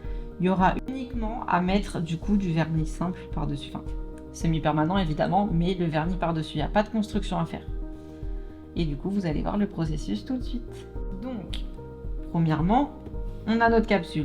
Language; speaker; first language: French; native; French